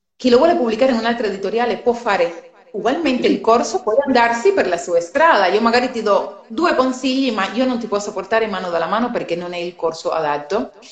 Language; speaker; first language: Italian; non-native, fluent; Spanish